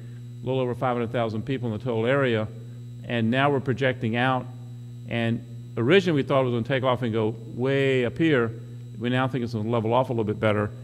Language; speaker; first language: English; native; English